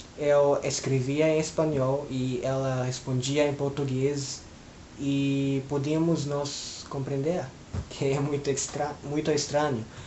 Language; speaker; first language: Portuguese; non-native, fluent; Filipino